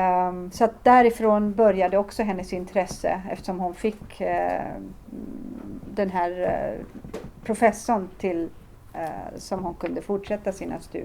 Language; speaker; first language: Swedish; early bilingual, other home language; Assyrian Neo-Aramaic